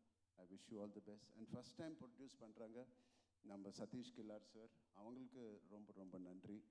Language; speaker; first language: Tamil; non-native, local second language; Telugu